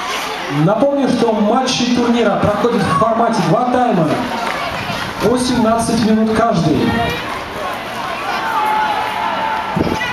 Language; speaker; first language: Russian; native; Russian